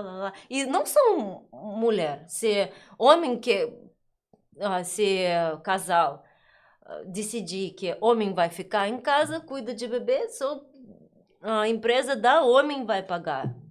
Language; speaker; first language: Portuguese; non-native, learner; Russian